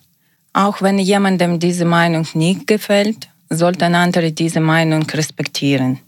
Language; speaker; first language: German; non-native, learner; Ukrainian